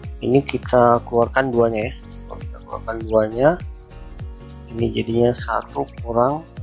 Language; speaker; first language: Indonesian; native; Indonesian